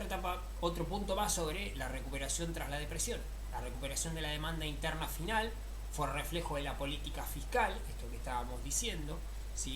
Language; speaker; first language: Spanish; native; Spanish